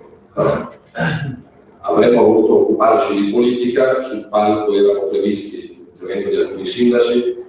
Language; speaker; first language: Italian; native; Italian